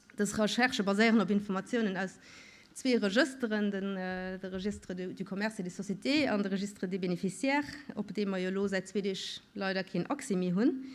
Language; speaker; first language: Luxembourgish; native; Luxembourgish